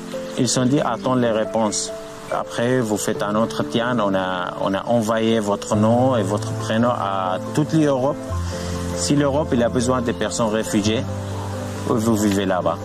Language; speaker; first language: French; non-native, learner; Arabic